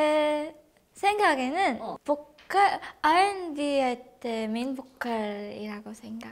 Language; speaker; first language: Korean; non-native, learner; Filipino